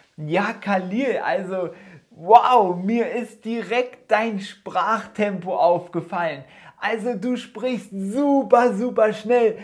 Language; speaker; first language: German; native; German